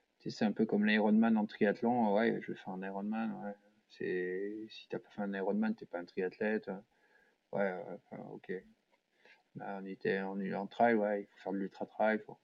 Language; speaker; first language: French; native; French